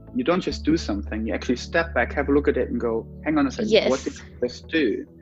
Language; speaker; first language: English; non-native, fluent; German